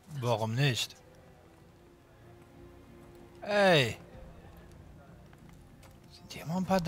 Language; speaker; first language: German; native; German